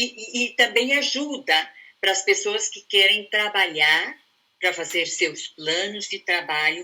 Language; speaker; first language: Portuguese; non-native, fluent; Spanish